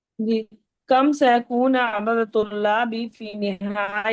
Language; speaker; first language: Arabic; non-native, learner; Urdu